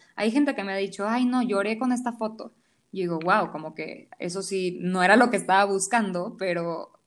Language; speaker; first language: Spanish; native; Spanish